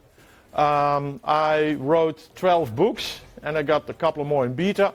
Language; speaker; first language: English; non-native, fluent; Dutch